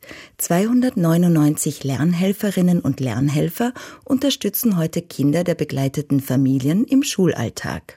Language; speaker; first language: German; native; German